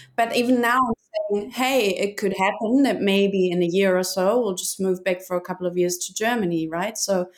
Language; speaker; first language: English; non-native, fluent; German